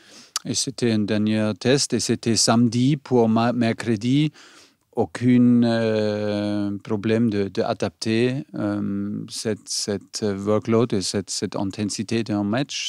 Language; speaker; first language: French; non-native, learner; German